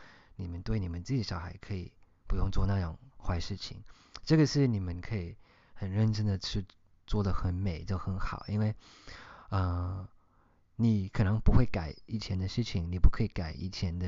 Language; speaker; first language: Chinese; early bilingual, heritage; Chinese